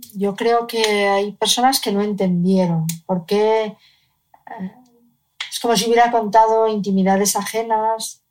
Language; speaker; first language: Spanish; native; Spanish